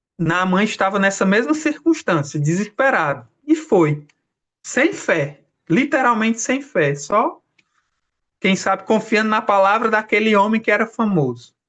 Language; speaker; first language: Portuguese; native; Portuguese